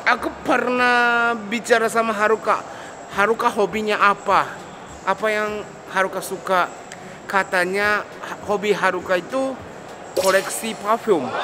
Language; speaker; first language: Indonesian; non-native, fluent; Japanese